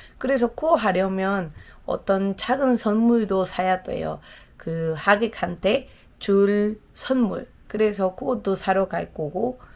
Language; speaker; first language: Korean; non-native, learner; Spanish